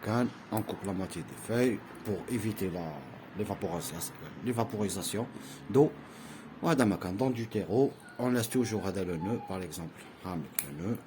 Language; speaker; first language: French; non-native, local second language; Arabic